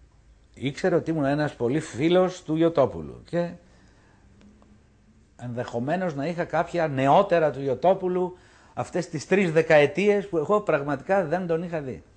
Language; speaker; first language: Greek; native; Greek